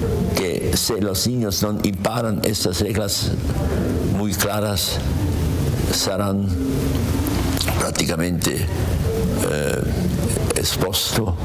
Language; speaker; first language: Spanish; non-native, learner; German